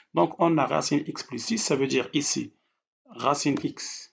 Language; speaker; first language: French; non-native, local second language; Arabic